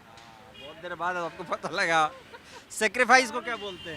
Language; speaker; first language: Hindi; native; Hindi